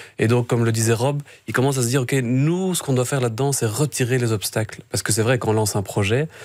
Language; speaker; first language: French; native; French